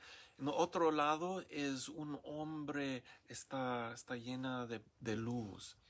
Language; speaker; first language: Spanish; non-native, learner; English